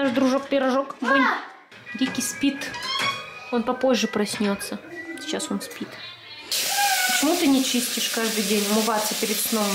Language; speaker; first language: Russian; native; Russian